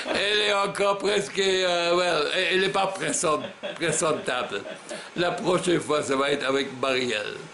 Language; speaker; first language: French; non-native, learner; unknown